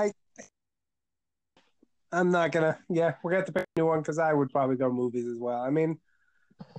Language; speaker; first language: English; native; English